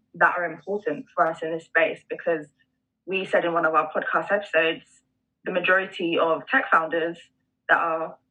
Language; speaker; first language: English; native; English